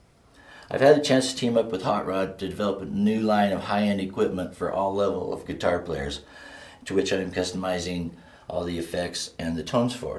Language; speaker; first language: English; native; English